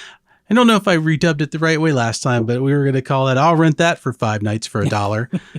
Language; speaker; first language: English; native; English